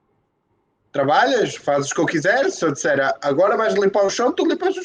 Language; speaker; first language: Portuguese; native; Portuguese